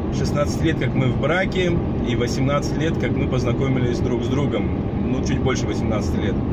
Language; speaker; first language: Russian; non-native, local second language; Romanian